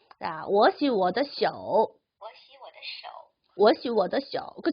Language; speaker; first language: Chinese; non-native, learner; Korean